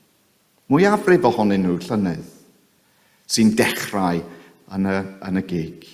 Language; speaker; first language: Welsh; non-native, fluent; English